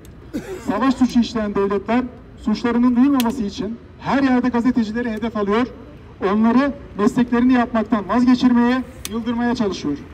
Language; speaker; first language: Turkish; native; Turkish